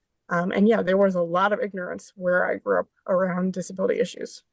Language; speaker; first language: English; native; English